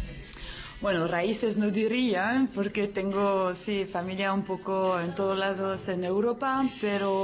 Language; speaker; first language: Spanish; early bilingual, heritage; French